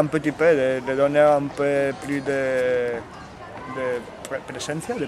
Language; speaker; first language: French; non-native, learner; Catalan